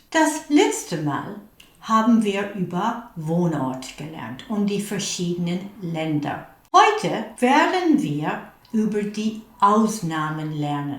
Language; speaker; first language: German; non-native, fluent; English